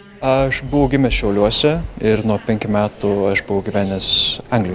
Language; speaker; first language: Lithuanian; early bilingual, heritage; Lithuanian